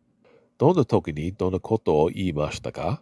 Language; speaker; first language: Japanese; non-native, learner; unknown